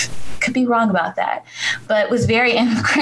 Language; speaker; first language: English; native; English